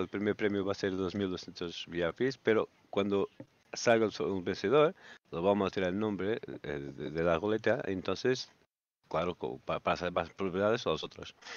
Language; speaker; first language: Spanish; native; Spanish